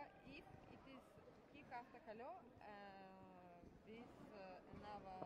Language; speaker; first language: English; non-native, learner; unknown